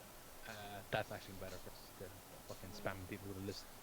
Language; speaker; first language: English; native; English